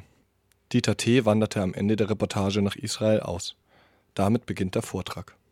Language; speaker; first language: German; native; German